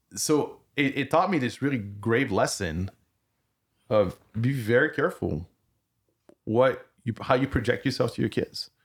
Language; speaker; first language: English; early bilingual, other home language; French